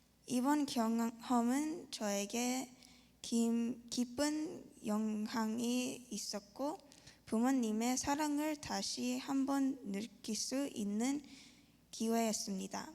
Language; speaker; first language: Korean; early bilingual, heritage; Korean